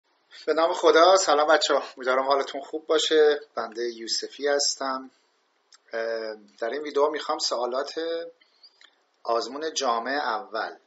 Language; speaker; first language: Persian; native; Persian